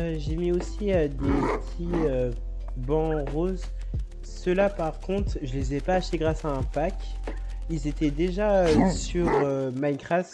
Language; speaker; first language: French; native; French